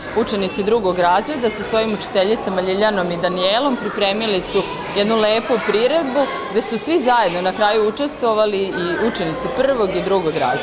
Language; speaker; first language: Serbian; native; Serbian